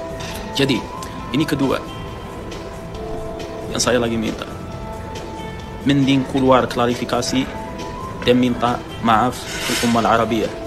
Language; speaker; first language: Indonesian; non-native, fluent; Arabic